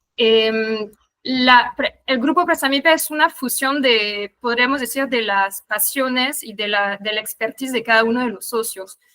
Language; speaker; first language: Spanish; non-native, fluent; French